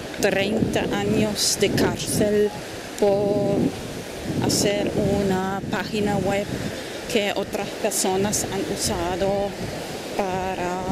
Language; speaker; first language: Spanish; non-native, fluent; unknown